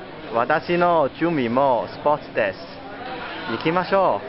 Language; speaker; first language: Japanese; non-native, learner; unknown